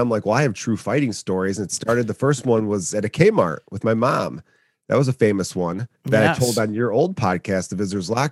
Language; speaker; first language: English; native; English